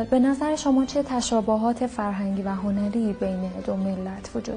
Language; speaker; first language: Persian; native; Persian